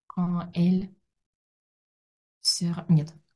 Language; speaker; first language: French; non-native, learner; Russian